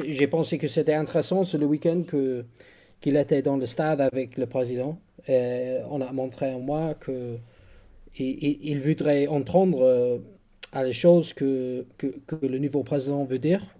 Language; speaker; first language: French; non-native, learner; English